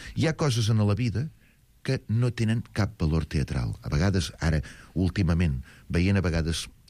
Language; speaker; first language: Catalan; native; Catalan